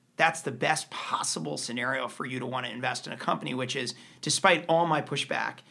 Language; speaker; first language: English; native; English